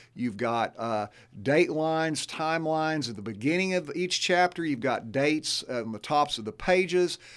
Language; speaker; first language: English; native; English